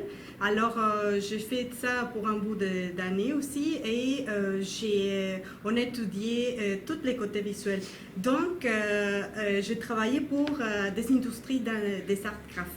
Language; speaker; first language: French; non-native, learner; Spanish